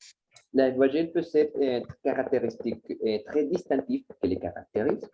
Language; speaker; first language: French; non-native, learner; Spanish